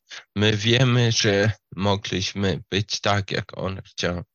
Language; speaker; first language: Polish; non-native, fluent; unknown